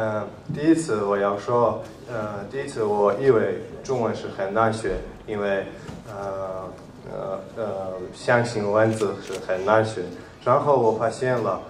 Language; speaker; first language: Chinese; non-native, learner; Georgian